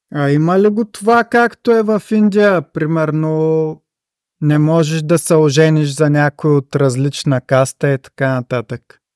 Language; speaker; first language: Bulgarian; native; Bulgarian